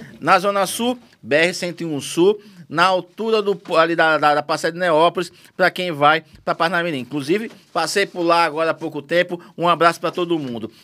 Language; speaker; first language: Portuguese; native; Portuguese